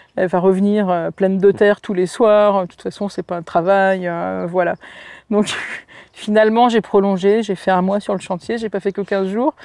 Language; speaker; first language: French; native; French